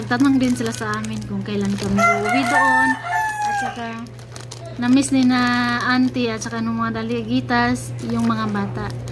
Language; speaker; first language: Filipino; non-native, local second language; Cebuano